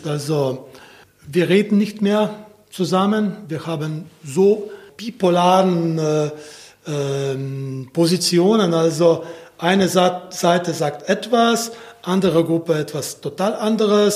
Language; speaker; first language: German; non-native, fluent; Slovenian